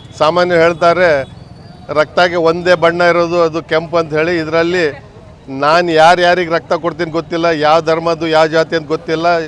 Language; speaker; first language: Kannada; non-native, local second language; Urdu